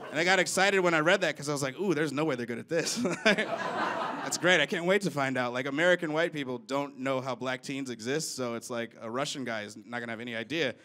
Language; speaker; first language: English; native; English